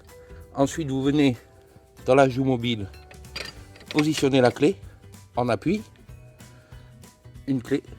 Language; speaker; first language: French; native; French